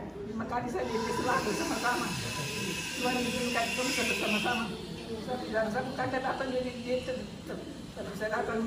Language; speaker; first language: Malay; non-native, local second language; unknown